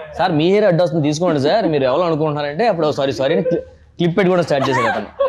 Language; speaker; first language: Telugu; native; Telugu